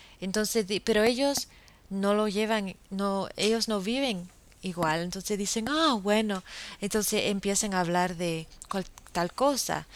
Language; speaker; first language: Spanish; non-native, fluent; English